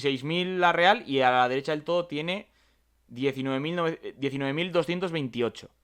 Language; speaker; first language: Spanish; native; Spanish